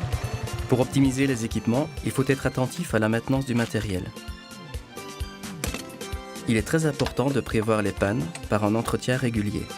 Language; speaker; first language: French; native; French